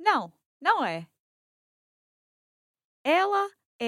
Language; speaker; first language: Portuguese; non-native, learner; English